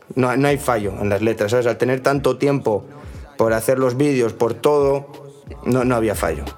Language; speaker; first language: Spanish; native; Spanish